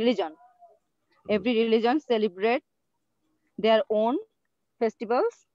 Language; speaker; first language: English; non-native, learner; Bangla